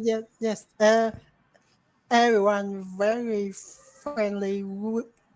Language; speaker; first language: English; non-native, learner; Vietnamese